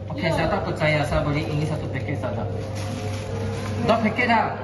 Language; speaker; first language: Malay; non-native, local second language; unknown